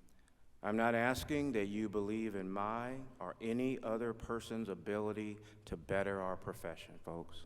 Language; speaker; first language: English; native; English